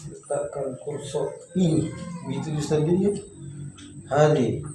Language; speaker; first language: Indonesian; native; Indonesian